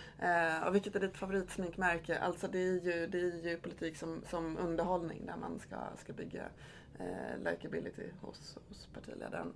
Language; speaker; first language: Swedish; native; Swedish